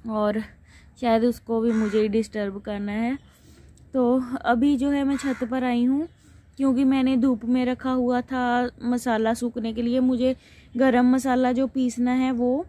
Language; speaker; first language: Hindi; non-native, local second language; Punjabi